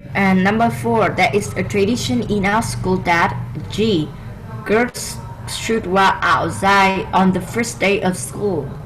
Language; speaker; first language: English; non-native, learner; Vietnamese